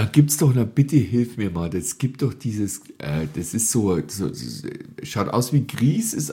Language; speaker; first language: German; native; German